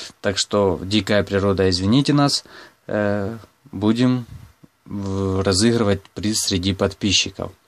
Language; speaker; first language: Russian; non-native, local second language; Ukrainian